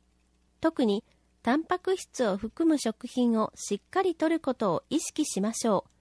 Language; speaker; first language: Japanese; native; Japanese